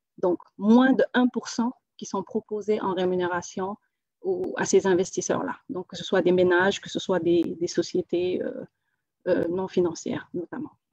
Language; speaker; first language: French; non-native, local second language; Wolof